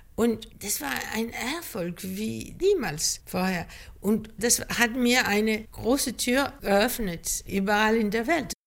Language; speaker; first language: German; non-native, fluent; Greek